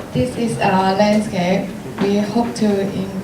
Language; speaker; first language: English; non-native, learner; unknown